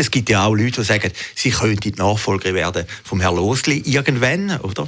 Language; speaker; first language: German; native; German